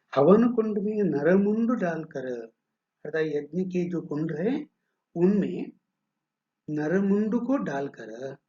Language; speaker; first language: Hindi; non-native, local second language; Kannada